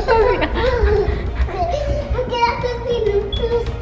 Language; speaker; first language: Spanish; early bilingual, heritage; Spanish